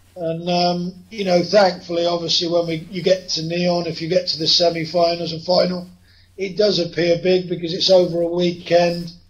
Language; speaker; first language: English; native; English